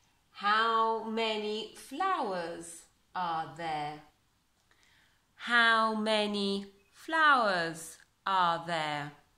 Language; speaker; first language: English; non-native, fluent; Italian